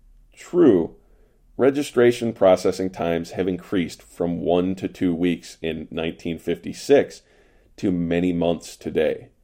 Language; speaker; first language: English; native; English